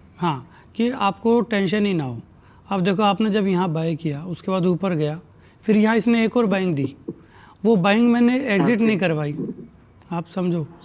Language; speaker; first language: Hindi; native; Hindi